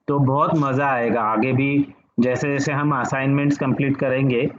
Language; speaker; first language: Hindi; non-native, local second language; Marathi